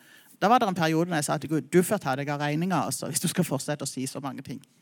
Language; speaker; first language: Norwegian; native; Norwegian